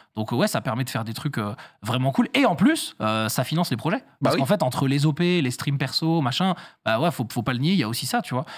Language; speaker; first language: French; native; French